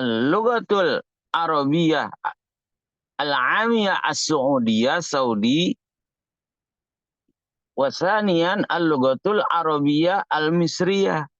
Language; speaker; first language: Arabic; non-native, fluent; Indonesian